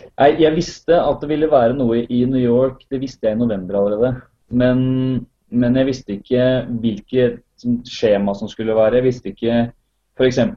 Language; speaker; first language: Norwegian; native; Norwegian